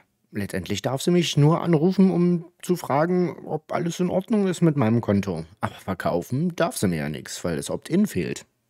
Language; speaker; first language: German; native; German